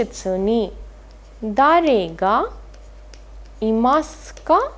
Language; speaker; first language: Japanese; non-native, fluent; Hindi